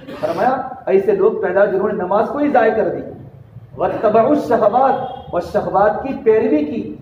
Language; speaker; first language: Urdu; non-native, local second language; Gujarati